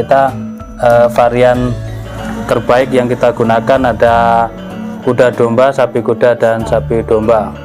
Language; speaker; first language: Indonesian; native; Indonesian